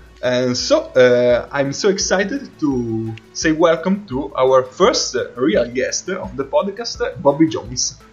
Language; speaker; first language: English; non-native, fluent; Italian